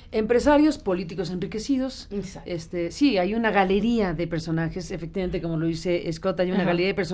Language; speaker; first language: Spanish; native; Spanish